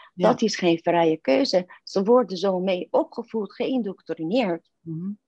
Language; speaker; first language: Dutch; non-native, fluent; Persian